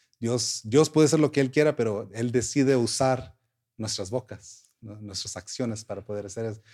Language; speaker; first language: Spanish; early bilingual, heritage; Spanish